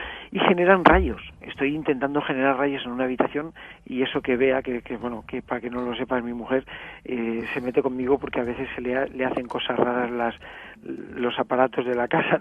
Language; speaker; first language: Spanish; native; Spanish